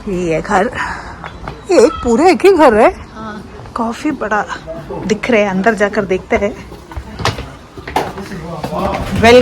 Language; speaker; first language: Hindi; non-native, local second language; Malayalam